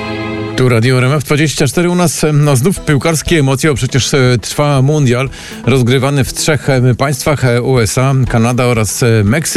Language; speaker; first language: Polish; native; Polish